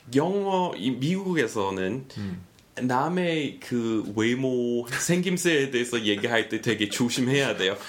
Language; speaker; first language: Korean; non-native, fluent; English